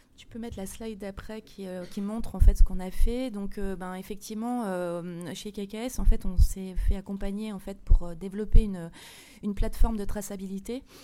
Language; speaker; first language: French; native; French